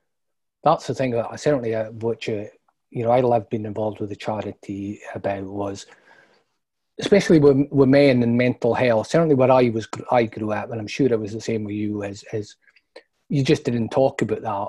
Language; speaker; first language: English; native; English